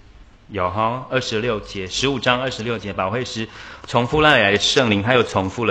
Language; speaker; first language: Chinese; native; Chinese